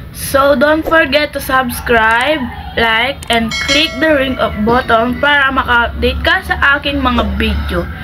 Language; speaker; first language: Filipino; non-native, local second language; Pampanga